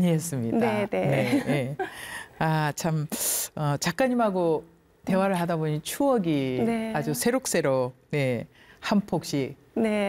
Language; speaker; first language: Korean; native; Korean